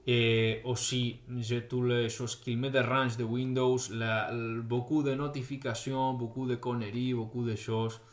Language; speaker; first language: French; non-native, fluent; Spanish